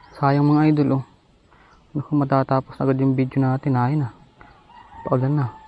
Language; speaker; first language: Filipino; non-native, local second language; Bikol